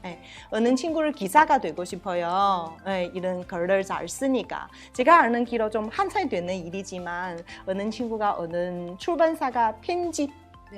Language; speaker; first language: Korean; non-native, learner; Chinese